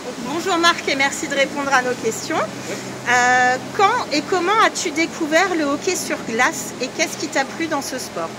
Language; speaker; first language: French; native; French